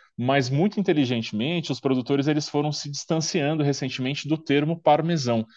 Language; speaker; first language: Portuguese; native; Portuguese